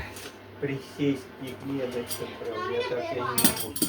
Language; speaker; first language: Russian; native; Russian